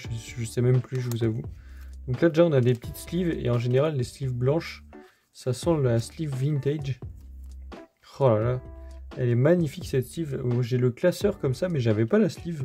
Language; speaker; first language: French; native; French